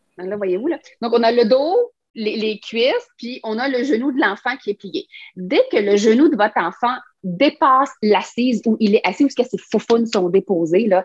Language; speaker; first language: French; native; French